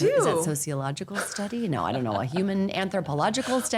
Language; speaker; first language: English; native; English